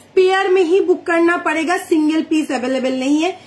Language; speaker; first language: Hindi; non-native, local second language; Bangla